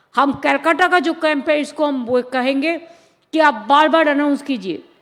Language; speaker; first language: Hindi; non-native, local second language; Bangla